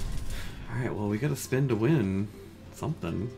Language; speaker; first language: English; native; English